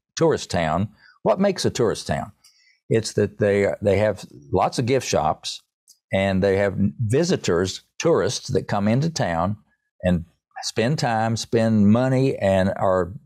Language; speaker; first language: English; native; English